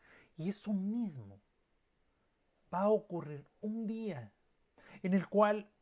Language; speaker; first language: Spanish; native; Spanish